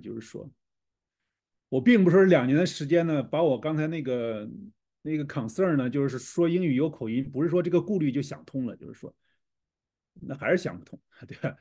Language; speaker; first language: Chinese; native; Chinese